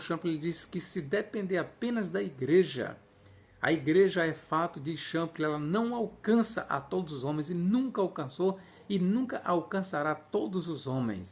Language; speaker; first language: Portuguese; native; Portuguese